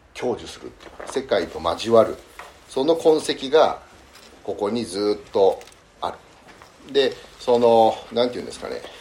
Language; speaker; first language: Japanese; early bilingual, heritage; Japanese